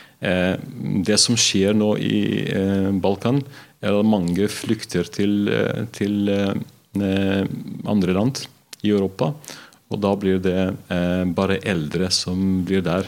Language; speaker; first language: Norwegian; non-native, fluent; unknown